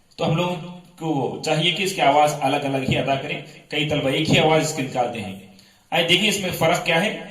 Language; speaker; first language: Urdu; native; Urdu